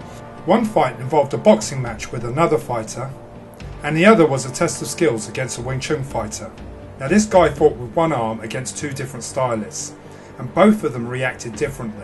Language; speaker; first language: English; native; English